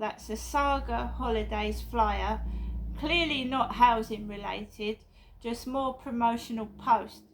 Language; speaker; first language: English; native; English